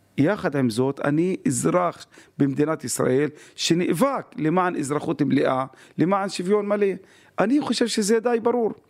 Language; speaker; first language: Hebrew; non-native, local second language; Arabic